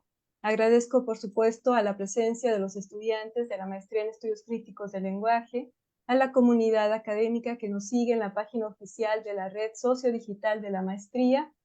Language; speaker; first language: Spanish; native; Spanish